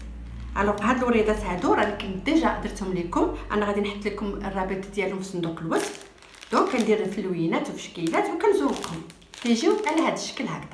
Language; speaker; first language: Arabic; native; Arabic